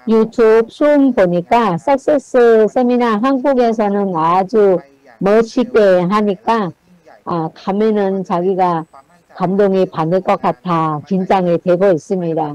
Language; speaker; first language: Korean; non-native, fluent; Thai